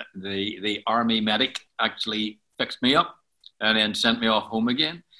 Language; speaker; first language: English; native; English